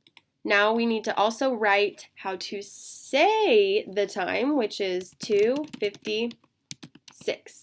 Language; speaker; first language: English; native; English